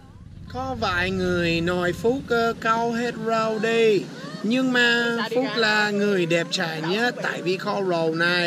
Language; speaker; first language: Vietnamese; non-native, learner; English